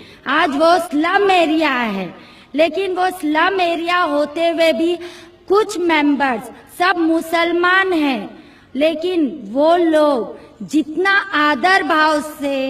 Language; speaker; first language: Hindi; non-native, local second language; Marathi